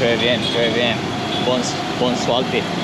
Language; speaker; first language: French; non-native, learner; Japanese